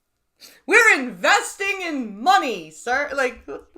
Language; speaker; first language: English; native; English